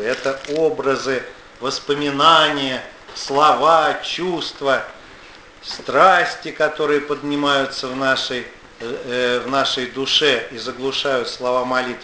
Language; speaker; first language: Russian; native; Russian